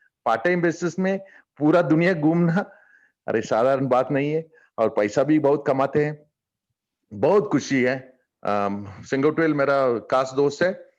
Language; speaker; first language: Hindi; non-native, learner; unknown